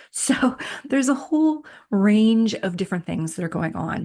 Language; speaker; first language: English; native; English